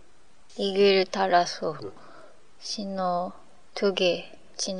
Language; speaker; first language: Korean; non-native, learner; Japanese